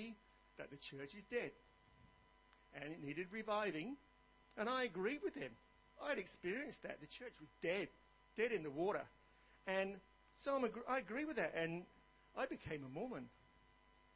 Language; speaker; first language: English; native; English